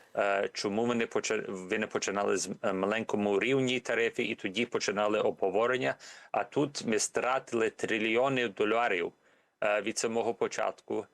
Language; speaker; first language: Ukrainian; early bilingual, heritage; Ukrainian